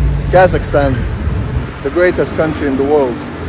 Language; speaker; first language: English; non-native, fluent; Lithuanian